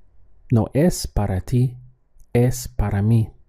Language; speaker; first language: Spanish; non-native, fluent; English